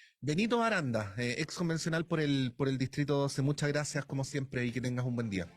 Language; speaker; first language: Spanish; native; Spanish